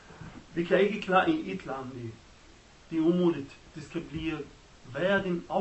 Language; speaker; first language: Danish; non-native, learner; Arabic